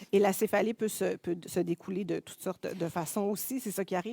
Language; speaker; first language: French; native; French